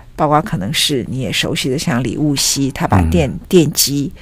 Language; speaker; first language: Chinese; native; Chinese